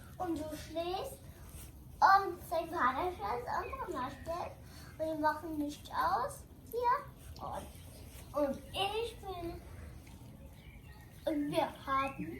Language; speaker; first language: German; early bilingual, other home language; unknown